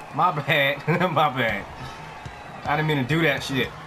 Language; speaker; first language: English; native; English